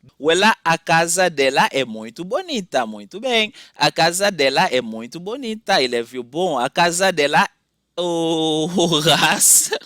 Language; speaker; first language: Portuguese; non-native, fluent; Haitian Creole